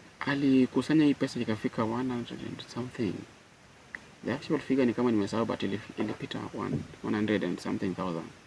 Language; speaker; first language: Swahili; non-native, local second language; Luo (Kenya and Tanzania)